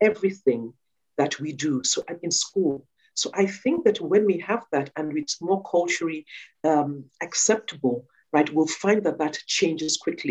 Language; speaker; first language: English; non-native, local second language; Yoruba